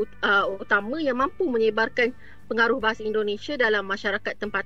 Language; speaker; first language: Malay; native; Malay